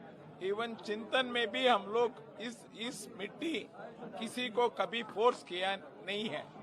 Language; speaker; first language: Hindi; non-native, local second language; Kannada